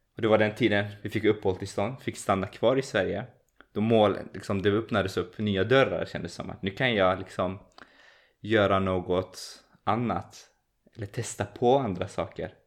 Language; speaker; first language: Swedish; early bilingual, other home language; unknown